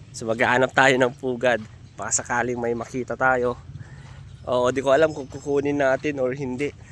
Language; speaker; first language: Filipino; native; Filipino